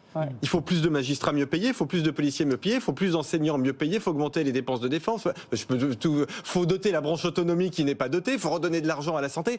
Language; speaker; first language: French; native; French